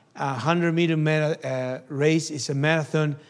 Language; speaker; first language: English; non-native, learner; Spanish